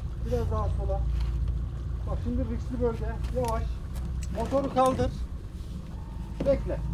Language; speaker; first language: Turkish; native; Turkish